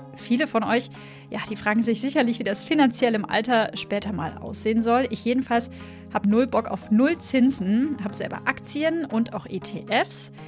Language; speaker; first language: German; native; German